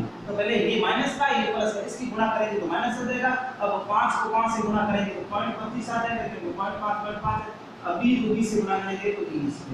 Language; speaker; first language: Hindi; native; Hindi